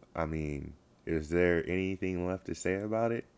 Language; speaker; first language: English; native; English